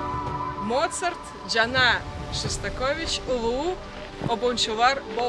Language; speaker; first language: Kyrgyz; non-native, learner; Russian